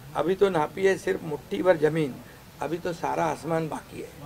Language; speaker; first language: Hindi; non-native, local second language; Marathi